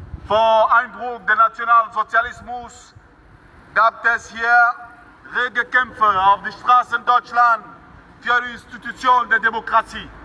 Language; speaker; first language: German; non-native, fluent; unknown